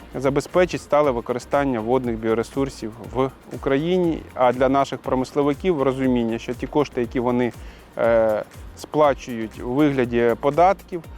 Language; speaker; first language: Ukrainian; native; Ukrainian